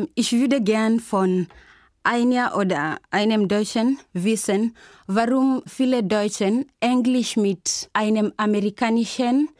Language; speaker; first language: German; non-native, fluent; Swahili